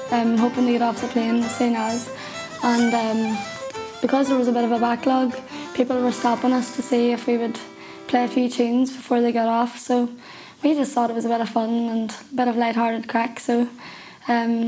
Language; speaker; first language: English; native; English